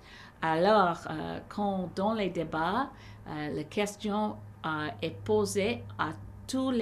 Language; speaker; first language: French; non-native, learner; English